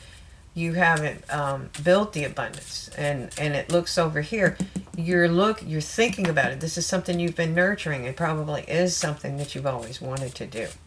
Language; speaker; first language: English; native; English